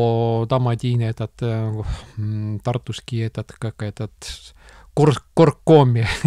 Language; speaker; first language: Russian; non-native, local second language; Estonian